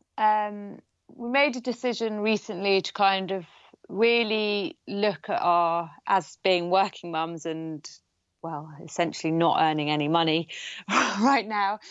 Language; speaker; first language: English; native; English